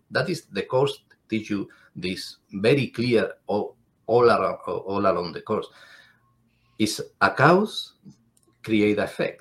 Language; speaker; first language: English; non-native, fluent; Spanish